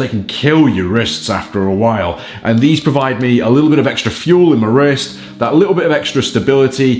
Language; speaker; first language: English; native; English